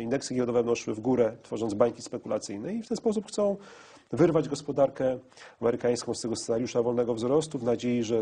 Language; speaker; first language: Polish; native; Polish